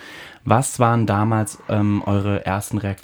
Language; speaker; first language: German; native; German